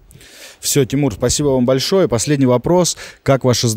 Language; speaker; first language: Russian; native; Russian